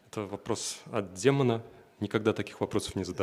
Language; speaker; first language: Russian; native; Russian